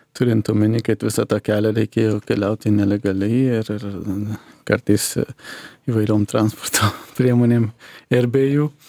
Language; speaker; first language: Lithuanian; non-native, fluent; Persian